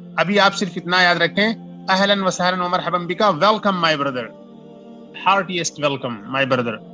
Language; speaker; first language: Urdu; native; Urdu